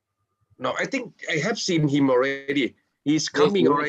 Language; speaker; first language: English; non-native, fluent; Thai